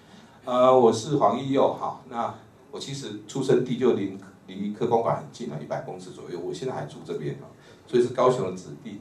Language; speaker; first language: Chinese; native; Chinese